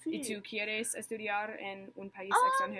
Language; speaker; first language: Spanish; non-native, learner; English